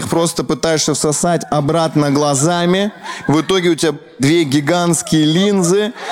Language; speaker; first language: Russian; native; Russian